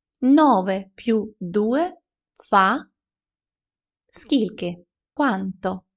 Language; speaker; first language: Italian; non-native, fluent; Ukrainian